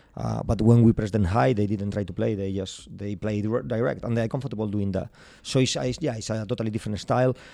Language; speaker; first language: English; non-native, fluent; Spanish